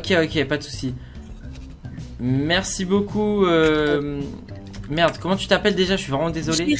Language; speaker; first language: French; native; French